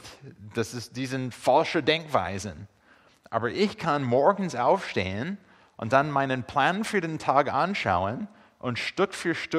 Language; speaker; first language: German; non-native, fluent; English